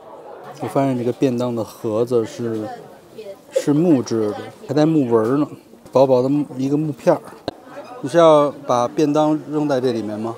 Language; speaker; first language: Chinese; native; Chinese